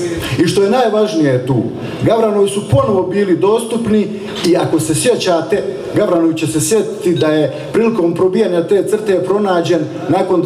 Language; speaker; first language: Croatian; native; Croatian